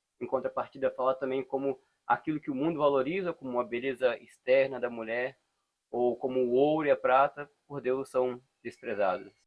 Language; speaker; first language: Portuguese; native; Portuguese